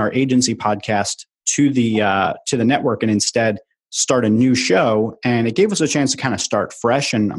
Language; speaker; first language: English; native; English